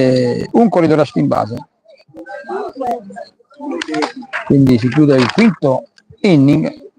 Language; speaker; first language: Italian; native; Italian